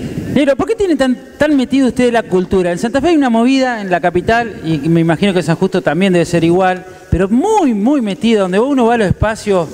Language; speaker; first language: Spanish; native; Spanish